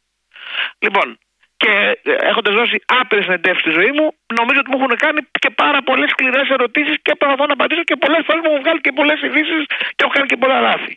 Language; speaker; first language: Greek; native; Greek